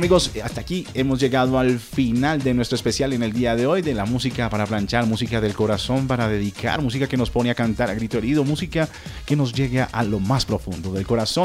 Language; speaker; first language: Spanish; native; Spanish